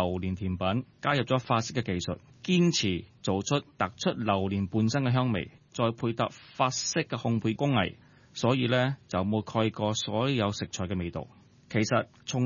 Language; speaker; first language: Cantonese; early bilingual, heritage; Cantonese